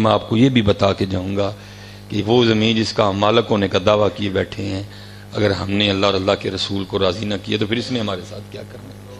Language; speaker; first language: Urdu; non-native, local second language; Punjabi